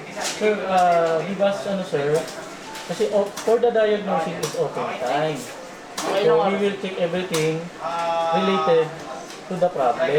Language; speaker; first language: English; non-native, local second language; Filipino